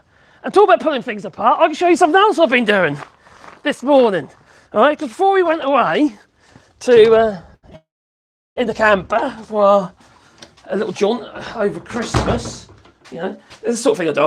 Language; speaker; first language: English; native; English